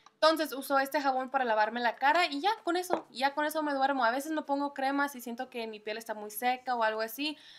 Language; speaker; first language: Spanish; early bilingual, heritage; Spanish